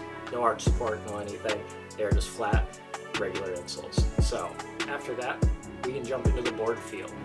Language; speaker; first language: English; native; English